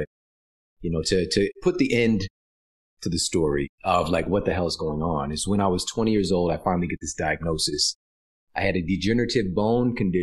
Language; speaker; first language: English; native; English